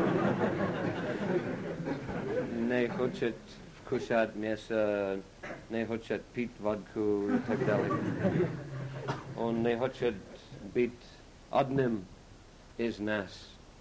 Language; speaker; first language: Russian; non-native, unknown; English